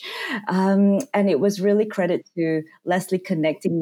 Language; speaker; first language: English; non-native, local second language; Cantonese